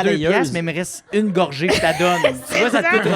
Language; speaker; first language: French; native; French